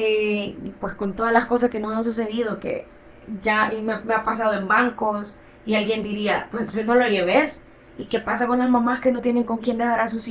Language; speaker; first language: Spanish; native; Spanish